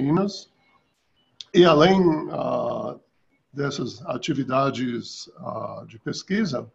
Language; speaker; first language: Portuguese; non-native, fluent; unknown